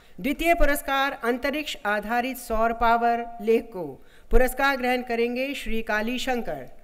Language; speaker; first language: Hindi; native; Hindi